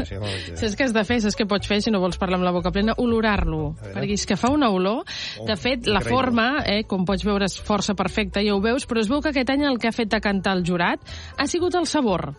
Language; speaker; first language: Catalan; native; Catalan